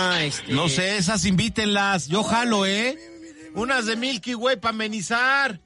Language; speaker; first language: Spanish; native; Spanish